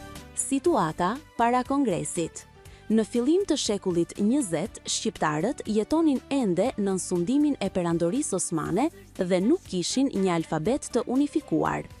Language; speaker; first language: Albanian; native; Albanian